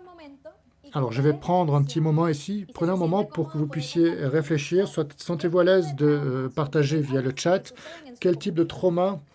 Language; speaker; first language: French; native; French